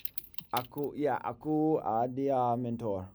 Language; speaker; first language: Indonesian; non-native, learner; English